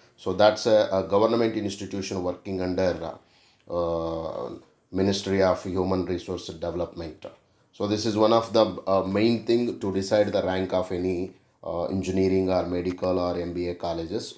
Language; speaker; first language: English; non-native, local second language; Telugu